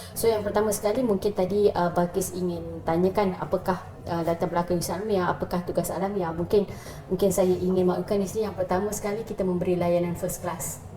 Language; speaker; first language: Malay; native; Malay